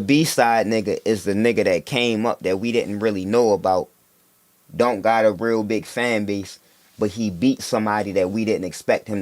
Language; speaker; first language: English; native; English